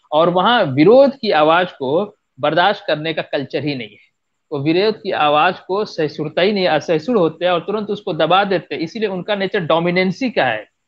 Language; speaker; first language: Hindi; non-native, local second language; Bhojpuri